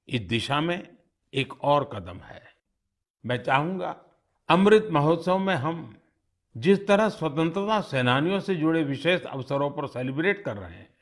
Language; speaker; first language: Hindi; non-native, local second language; Gujarati